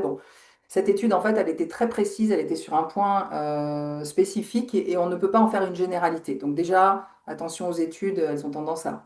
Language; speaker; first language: French; native; French